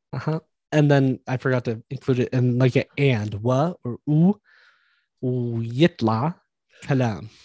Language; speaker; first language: English; native; English